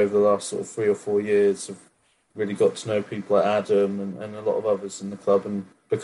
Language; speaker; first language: English; native; English